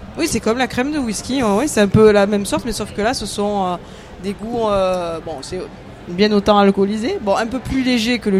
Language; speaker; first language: French; native; French